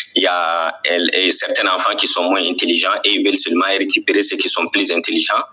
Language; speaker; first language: French; non-native, local second language; Bambara